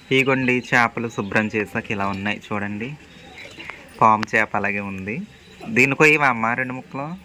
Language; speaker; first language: Telugu; native; Telugu